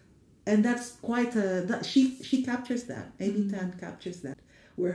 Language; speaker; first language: English; non-native, local second language; Filipino